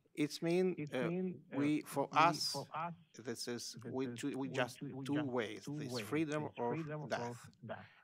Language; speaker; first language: English; non-native, learner; Russian